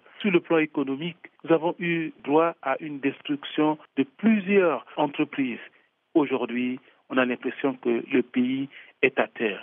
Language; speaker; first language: French; non-native, local second language; Sango